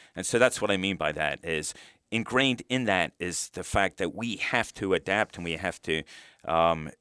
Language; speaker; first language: English; native; English